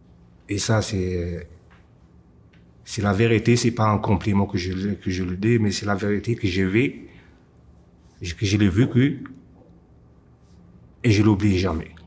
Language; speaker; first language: French; non-native, learner; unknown